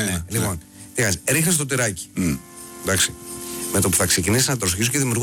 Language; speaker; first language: Greek; native; Greek